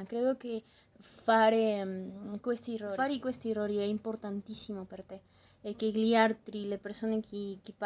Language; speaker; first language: Italian; non-native, learner; Spanish